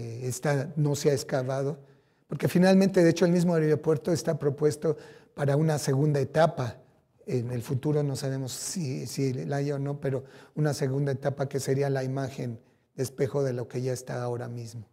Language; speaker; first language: Spanish; native; Spanish